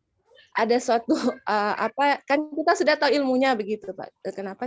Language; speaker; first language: Indonesian; native; Indonesian